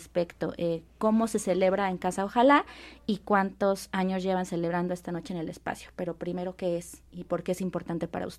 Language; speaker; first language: Spanish; native; Spanish